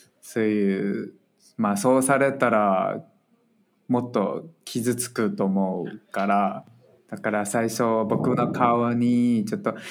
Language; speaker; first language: Japanese; non-native, fluent; Chinese